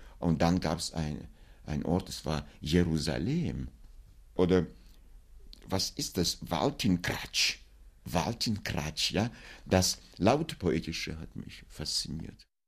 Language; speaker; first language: German; non-native, fluent; Russian